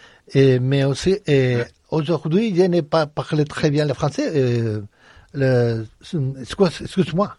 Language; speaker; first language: French; non-native, learner; Spanish